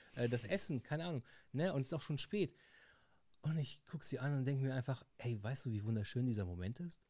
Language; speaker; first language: German; early bilingual, heritage; Arabic